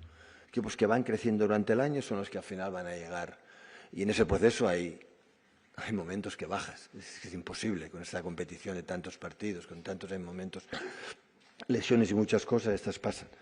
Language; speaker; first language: Spanish; native; Spanish